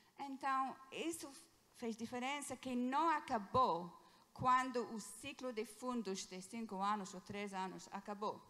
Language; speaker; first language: Portuguese; non-native, fluent; English